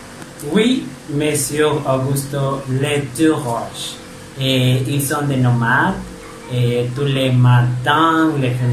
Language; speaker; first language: French; non-native, learner; Spanish